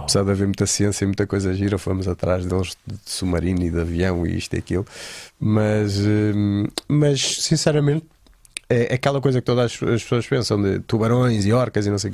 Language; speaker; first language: Portuguese; native; Portuguese